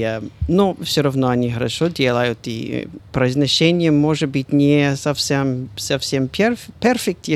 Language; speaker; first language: Russian; non-native, fluent; English